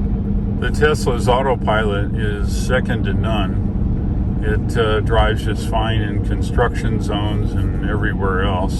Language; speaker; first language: English; native; English